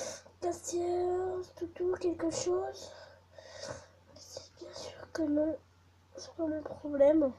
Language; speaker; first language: French; native; French